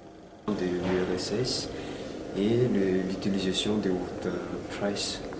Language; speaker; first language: French; non-native, local second language; Malagasy